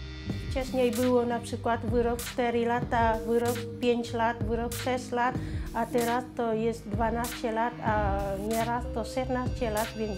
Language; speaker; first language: Polish; non-native, fluent; Vietnamese